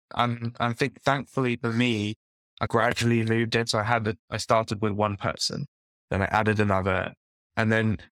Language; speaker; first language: English; native; English